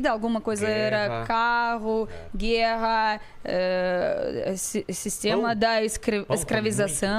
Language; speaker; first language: Portuguese; non-native, learner; Russian